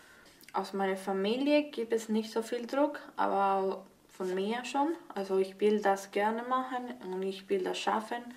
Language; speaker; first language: German; early bilingual, heritage; Spanish